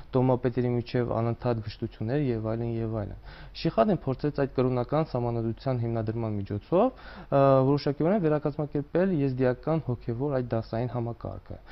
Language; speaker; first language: Armenian; non-native, local second language; Kurdish